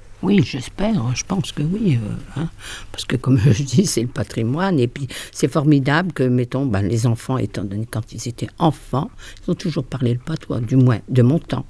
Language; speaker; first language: French; native; French